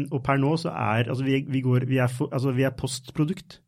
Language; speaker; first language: Norwegian; native; Norwegian